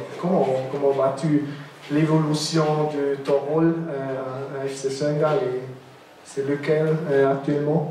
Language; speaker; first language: French; non-native, local second language; German